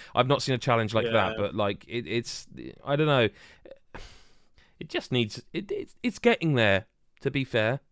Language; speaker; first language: English; native; English